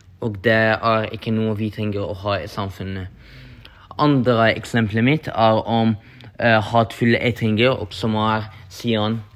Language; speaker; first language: Norwegian; non-native, local second language; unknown